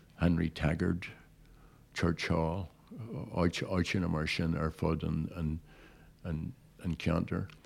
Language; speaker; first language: Irish; non-native, local second language; English